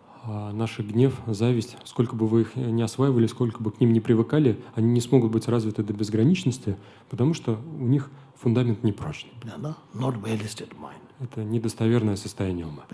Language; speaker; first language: Russian; native; Russian